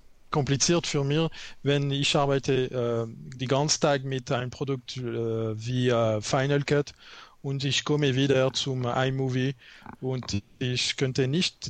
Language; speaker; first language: German; non-native, learner; French